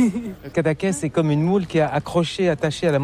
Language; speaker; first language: French; native; French